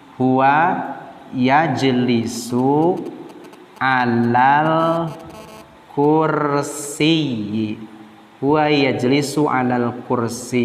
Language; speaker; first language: Arabic; non-native, fluent; Indonesian